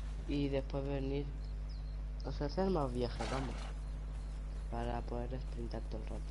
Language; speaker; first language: Spanish; native; Spanish